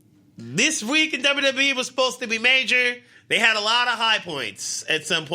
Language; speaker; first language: English; native; English